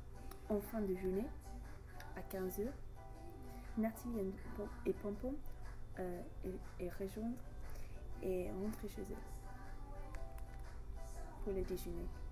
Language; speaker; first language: French; non-native, learner; English